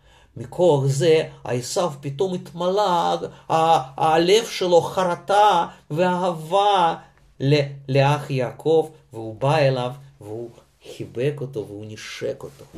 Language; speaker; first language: Hebrew; non-native, fluent; Russian